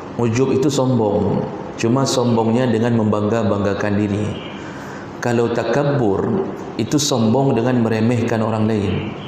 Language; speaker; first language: Malay; non-native, local second language; Achinese